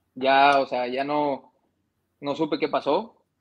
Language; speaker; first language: Spanish; early bilingual, heritage; Spanish